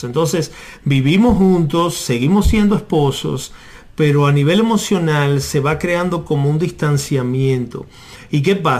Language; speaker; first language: Spanish; native; Spanish